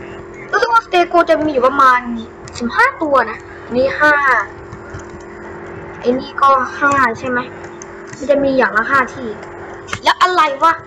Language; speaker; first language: Thai; native; Thai